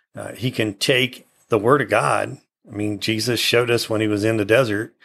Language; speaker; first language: English; native; English